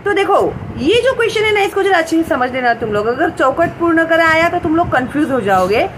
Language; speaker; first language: Hindi; non-native, local second language; Marathi